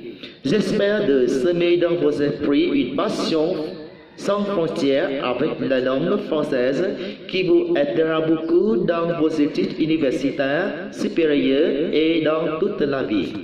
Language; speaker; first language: French; non-native, learner; Vietnamese